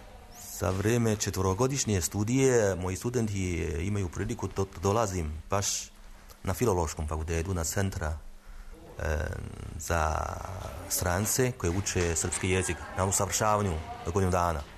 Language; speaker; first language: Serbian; non-native, fluent; Chinese